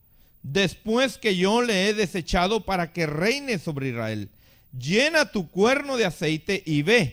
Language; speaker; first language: Spanish; native; Spanish